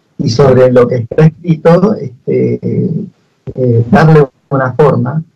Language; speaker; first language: Spanish; native; Spanish